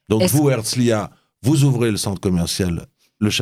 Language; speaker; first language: French; native; French